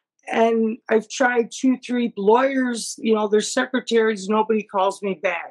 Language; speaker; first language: English; native; English